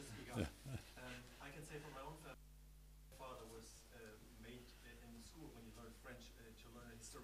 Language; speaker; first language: English; non-native, fluent; German